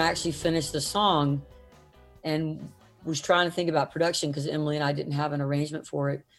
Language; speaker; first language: English; native; English